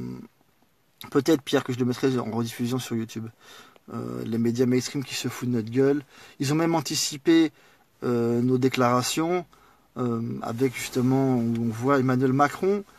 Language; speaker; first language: French; native; French